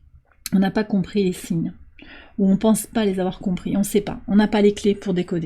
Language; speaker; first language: French; native; French